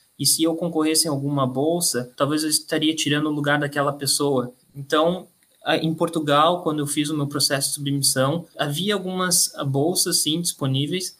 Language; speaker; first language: Portuguese; native; Portuguese